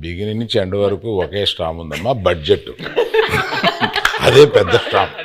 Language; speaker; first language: Telugu; native; Telugu